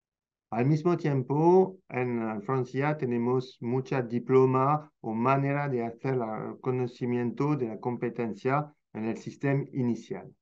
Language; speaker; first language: Spanish; non-native, fluent; French